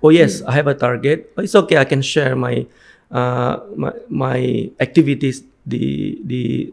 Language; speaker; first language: English; non-native, fluent; Indonesian